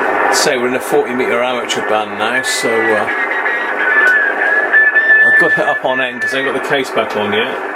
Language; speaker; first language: English; native; English